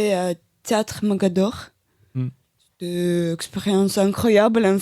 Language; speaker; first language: French; non-native, learner; Russian